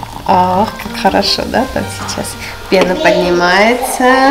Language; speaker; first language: Russian; non-native, fluent; Armenian